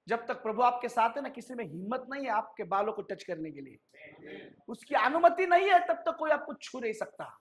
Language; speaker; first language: Hindi; non-native, local second language; Marathi